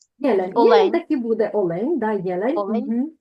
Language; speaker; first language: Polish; non-native, fluent; Ukrainian